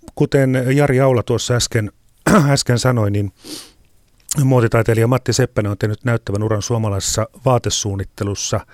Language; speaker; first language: Finnish; native; Finnish